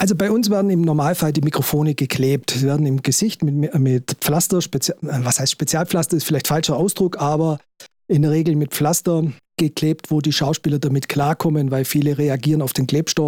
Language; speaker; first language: German; native; German